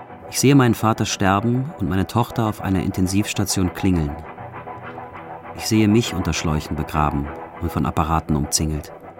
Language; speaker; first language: German; native; German